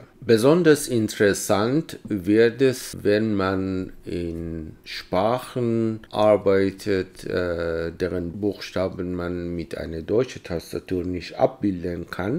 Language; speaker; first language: German; non-native, fluent; Persian